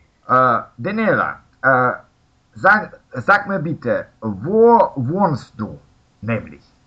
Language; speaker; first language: German; non-native, fluent; Russian